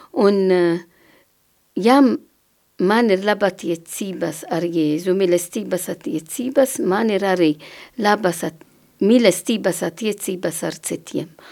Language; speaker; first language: Latvian; non-native, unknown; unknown